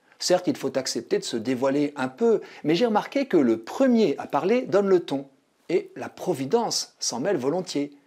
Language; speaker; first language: French; native; French